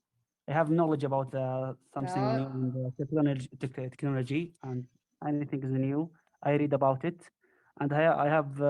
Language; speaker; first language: English; non-native, learner; Arabic